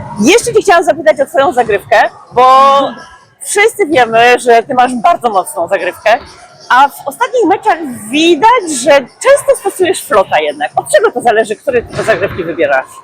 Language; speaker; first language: Polish; native; Polish